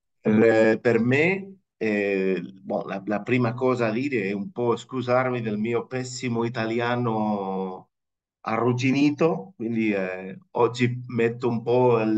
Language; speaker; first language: Italian; non-native, fluent; Spanish